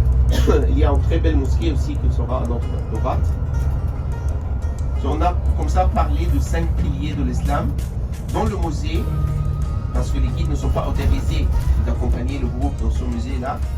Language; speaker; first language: French; non-native, fluent; Arabic